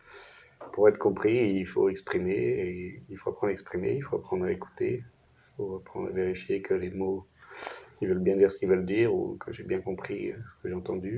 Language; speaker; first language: French; native; French